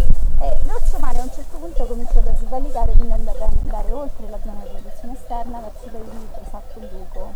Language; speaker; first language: Italian; native; Italian